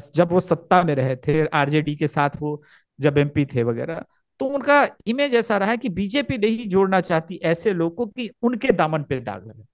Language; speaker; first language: Hindi; native; Hindi